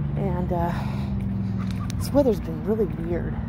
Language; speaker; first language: English; native; English